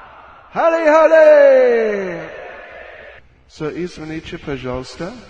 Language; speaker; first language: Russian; non-native, learner; English